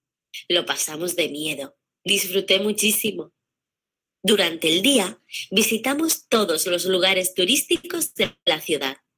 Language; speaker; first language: Spanish; non-native, learner; Vietnamese